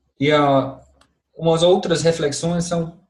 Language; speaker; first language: Portuguese; non-native, fluent; English